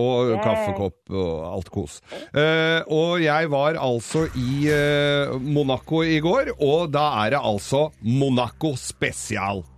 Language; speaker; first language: Norwegian; native; Norwegian